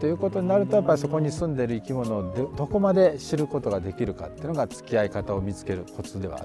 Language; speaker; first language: Japanese; native; Japanese